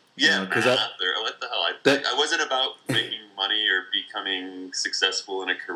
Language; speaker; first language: English; native; English